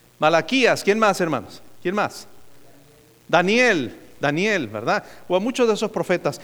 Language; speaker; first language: Spanish; native; Spanish